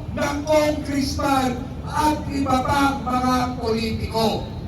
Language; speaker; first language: Filipino; native; Filipino